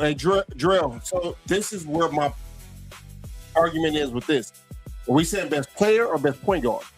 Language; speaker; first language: English; native; English